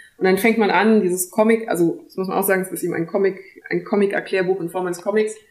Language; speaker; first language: German; early bilingual, other home language; French